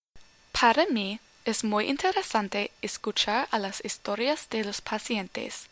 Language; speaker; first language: Spanish; non-native, learner; English